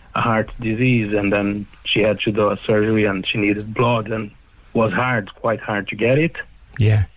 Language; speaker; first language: English; non-native, fluent; Portuguese